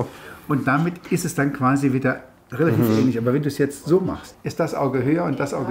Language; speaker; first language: German; native; German